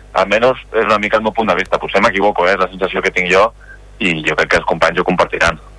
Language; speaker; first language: Catalan; native; Catalan